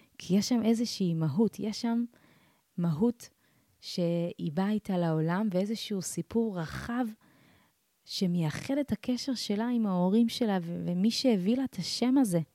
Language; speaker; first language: Hebrew; early bilingual, other home language; Amharic